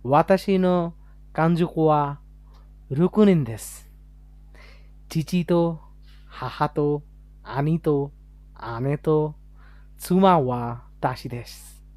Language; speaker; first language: Japanese; non-native, learner; Bangla